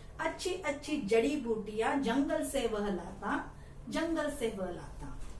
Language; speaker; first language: Hindi; non-native, local second language; Marathi